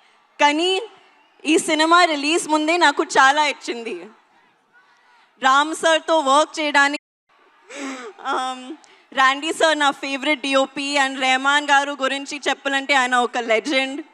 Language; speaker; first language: Telugu; non-native, learner; Hindi